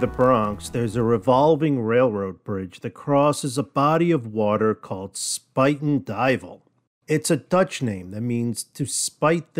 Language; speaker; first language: English; native; English